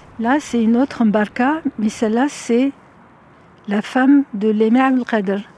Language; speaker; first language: French; non-native, local second language; Arabic